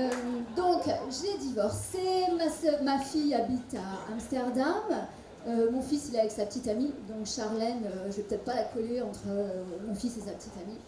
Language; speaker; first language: French; native; French